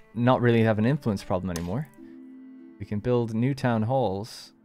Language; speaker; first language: English; native; English